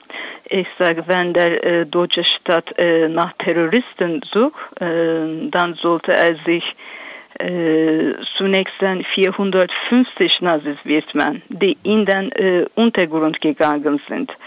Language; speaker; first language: German; non-native, learner; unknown